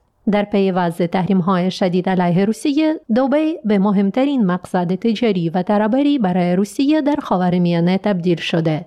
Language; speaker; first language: Persian; native; Persian